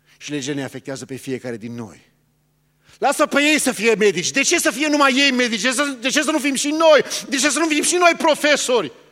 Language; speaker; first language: Romanian; early bilingual, heritage; Romanian